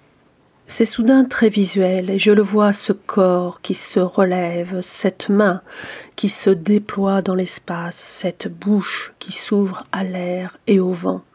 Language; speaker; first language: French; native; French